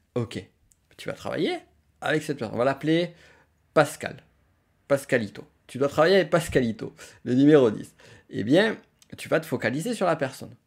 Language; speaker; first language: French; native; French